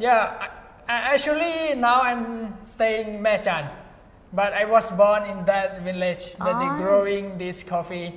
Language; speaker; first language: English; non-native, fluent; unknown